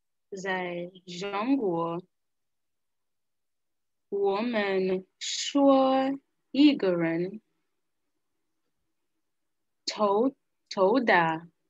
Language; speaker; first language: Chinese; non-native, learner; English